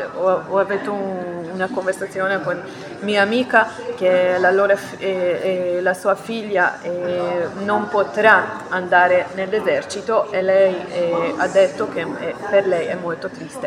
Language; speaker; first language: Italian; non-native, fluent; Hebrew